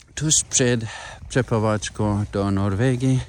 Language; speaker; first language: Polish; non-native, learner; English